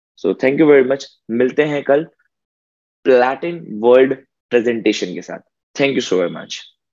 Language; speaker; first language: Hindi; native; Hindi